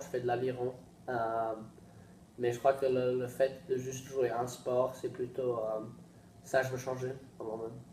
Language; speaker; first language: French; early bilingual, heritage; Swedish